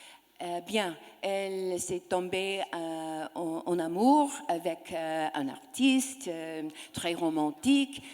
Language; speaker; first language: French; non-native, learner; English